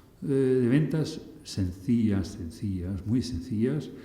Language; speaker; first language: Spanish; non-native, fluent; German